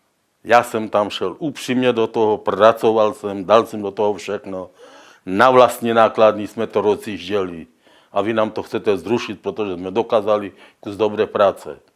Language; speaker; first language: Czech; non-native, local second language; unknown